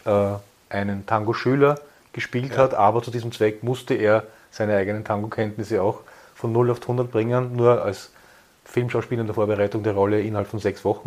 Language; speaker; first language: German; native; German